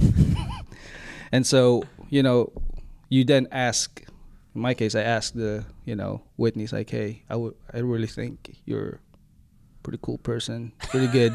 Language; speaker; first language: English; non-native, local second language; Waray